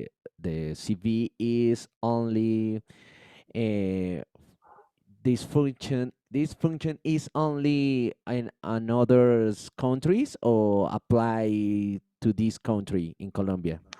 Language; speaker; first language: English; non-native, learner; Spanish